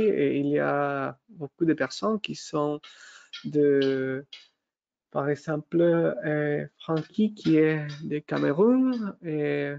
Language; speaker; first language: French; non-native, fluent; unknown